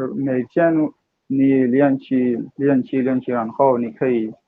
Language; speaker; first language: Chinese; non-native, learner; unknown